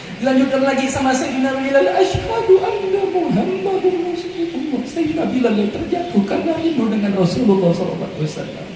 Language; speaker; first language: Indonesian; native; Indonesian